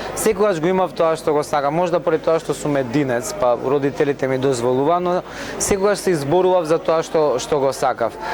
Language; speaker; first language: Macedonian; non-native, local second language; Romany